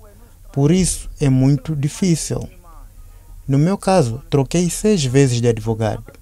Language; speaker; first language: Portuguese; non-native, fluent; Spanish